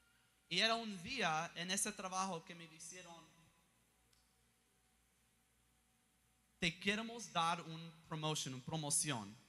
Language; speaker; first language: Spanish; early bilingual, heritage; English